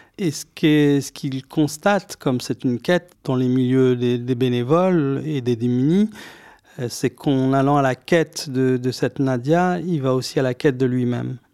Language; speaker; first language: French; early bilingual, other home language; Arabic